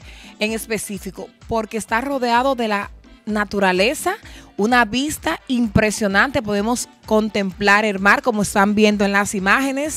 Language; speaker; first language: Spanish; native; Spanish